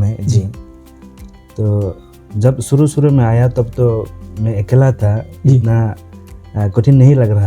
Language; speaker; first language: Hindi; non-native, fluent; Bangla